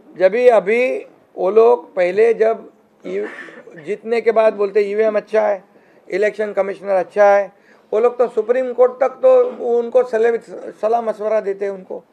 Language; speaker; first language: Hindi; non-native, local second language; Marathi